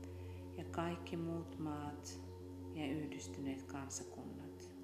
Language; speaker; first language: Finnish; native; Finnish